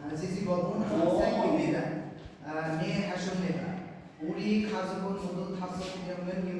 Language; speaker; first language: Korean; non-native, learner; Bangla